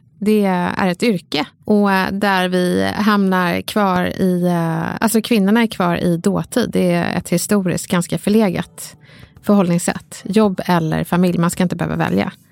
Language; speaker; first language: Swedish; native; Swedish